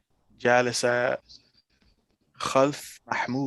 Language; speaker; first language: Arabic; non-native, learner; English